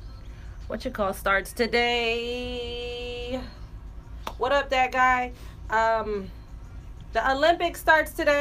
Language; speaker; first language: English; native; English